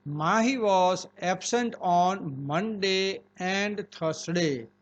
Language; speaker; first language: English; non-native, local second language; Gujarati